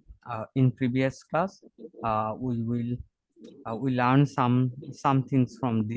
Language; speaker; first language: English; non-native, fluent; Bangla